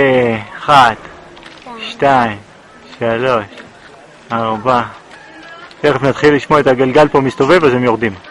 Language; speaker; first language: Hebrew; native; Hebrew